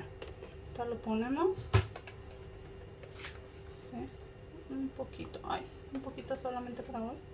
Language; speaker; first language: Spanish; native; Spanish